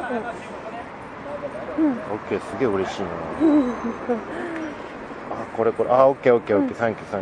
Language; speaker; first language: Japanese; native; Japanese